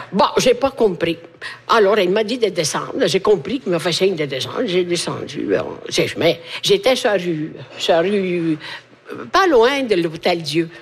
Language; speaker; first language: French; non-native, fluent; Italian